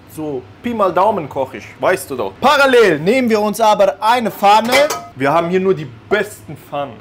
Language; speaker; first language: German; early bilingual, other home language; Italian